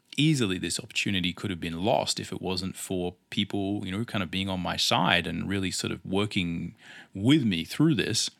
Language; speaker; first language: English; native; English